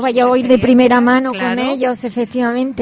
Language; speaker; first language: Spanish; native; Spanish